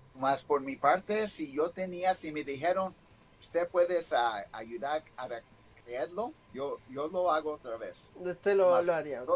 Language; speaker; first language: Spanish; early bilingual, heritage; Spanish